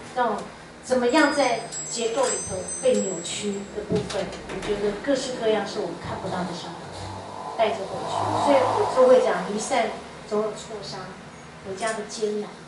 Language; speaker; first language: Chinese; native; Chinese